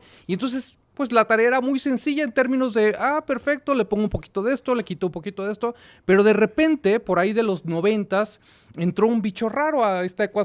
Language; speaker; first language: Spanish; native; Spanish